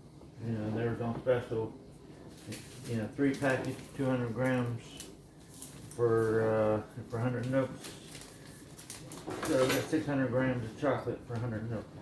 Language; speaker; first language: English; native; English